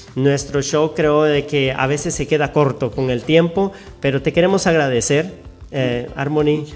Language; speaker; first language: Spanish; native; Spanish